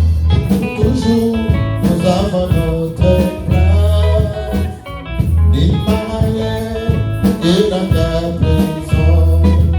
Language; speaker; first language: French; non-native, local second language; Lingala